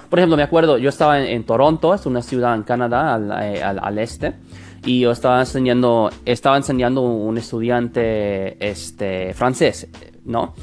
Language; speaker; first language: Spanish; non-native, fluent; English